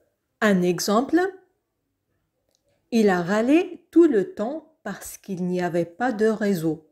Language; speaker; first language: French; non-native, fluent; Arabic